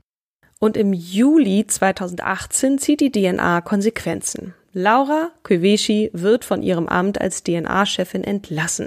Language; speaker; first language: German; native; German